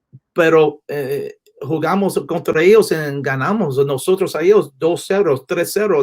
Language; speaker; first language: Spanish; non-native, learner; English